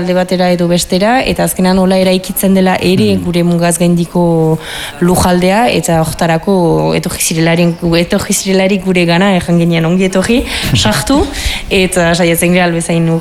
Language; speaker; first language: Basque; native; Basque